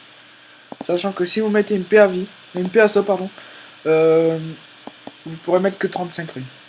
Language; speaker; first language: French; native; French